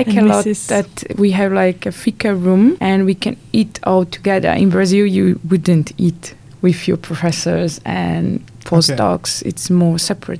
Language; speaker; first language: English; non-native, fluent; Portuguese